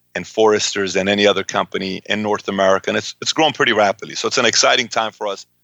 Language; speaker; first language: English; early bilingual, other home language; Persian